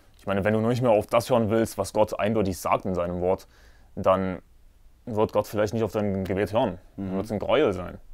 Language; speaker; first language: German; native; German